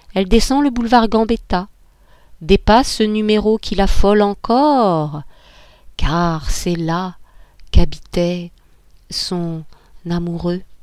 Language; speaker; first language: French; native; French